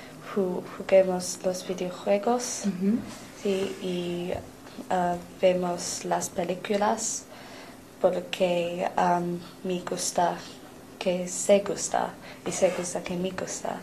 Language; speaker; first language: Spanish; non-native, learner; English